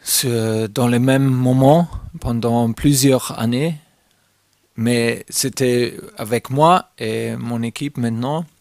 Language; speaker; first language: French; non-native, fluent; German